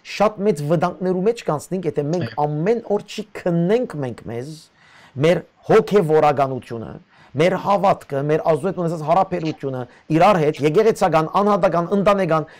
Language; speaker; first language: Armenian; early bilingual, heritage; Armenian